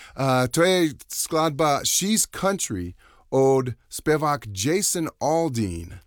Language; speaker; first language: Czech; non-native, learner; English